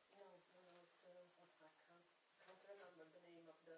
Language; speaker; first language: English; non-native, learner; Italian